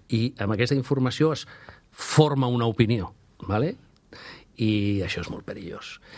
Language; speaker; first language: Catalan; non-native, local second language; Spanish